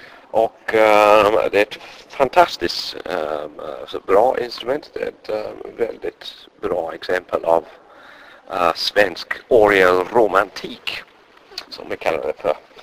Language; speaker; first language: Swedish; non-native, fluent; English